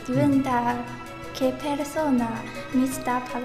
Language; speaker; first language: Italian; non-native, learner; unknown